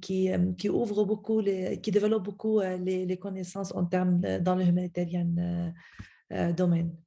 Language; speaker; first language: French; non-native, fluent; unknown